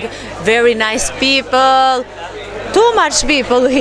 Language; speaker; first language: English; non-native, learner; Albanian